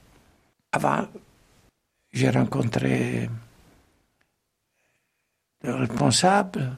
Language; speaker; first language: French; non-native, fluent; Italian